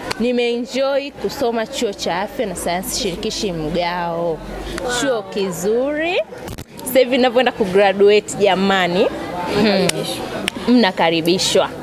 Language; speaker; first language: Swahili; native; Swahili